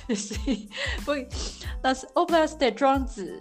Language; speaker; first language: Spanish; non-native, learner; Chinese